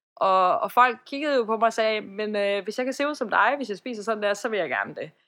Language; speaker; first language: Danish; early bilingual, other home language; Persian